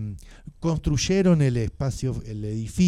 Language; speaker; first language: Spanish; native; Spanish